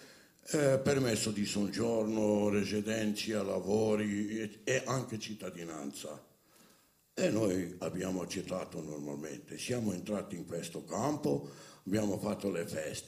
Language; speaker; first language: Italian; non-native, fluent; Romany